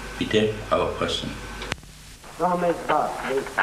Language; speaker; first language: German; non-native, fluent; Latvian